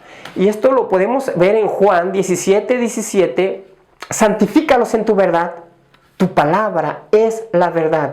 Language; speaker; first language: Spanish; native; Spanish